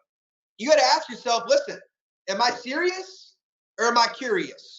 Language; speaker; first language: English; native; English